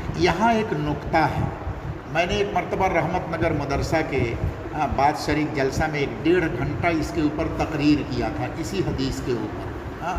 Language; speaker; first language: Urdu; non-native, local second language; Bangla